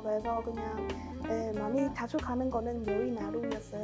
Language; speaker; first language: Korean; non-native, fluent; Vietnamese